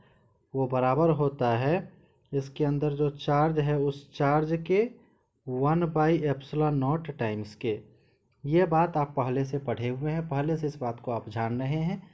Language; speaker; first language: Hindi; native; Hindi